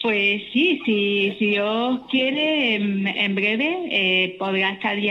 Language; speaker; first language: Spanish; native; Spanish